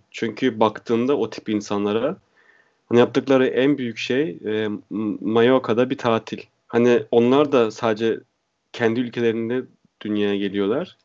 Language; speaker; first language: Turkish; native; Turkish